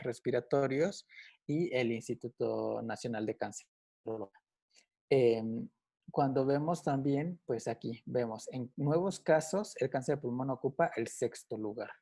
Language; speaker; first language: Spanish; native; Spanish